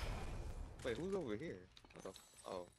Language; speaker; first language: English; native; English